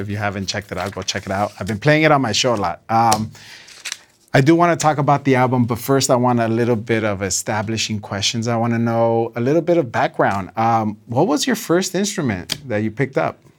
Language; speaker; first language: English; early bilingual, other home language; Spanish